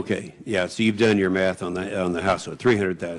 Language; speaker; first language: English; native; English